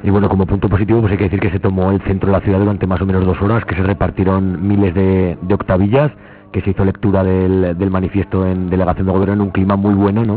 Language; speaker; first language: Spanish; native; Spanish